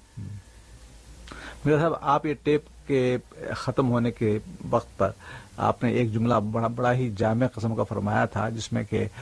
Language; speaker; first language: Urdu; native; Urdu